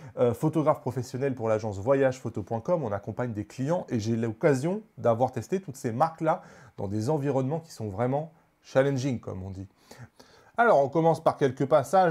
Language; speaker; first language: French; native; French